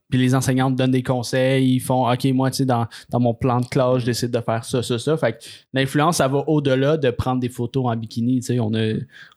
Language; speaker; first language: French; native; French